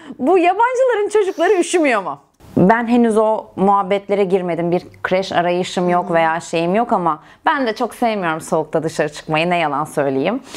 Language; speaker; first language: Turkish; native; Turkish